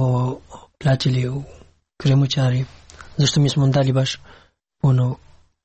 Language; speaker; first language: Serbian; non-native, learner; Pashto